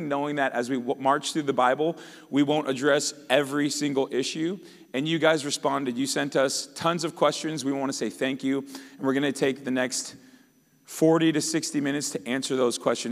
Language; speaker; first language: English; native; English